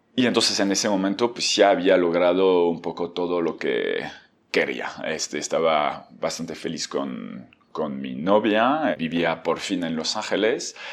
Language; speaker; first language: Spanish; non-native, fluent; French